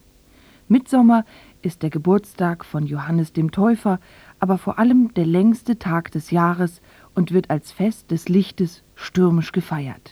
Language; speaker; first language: German; native; German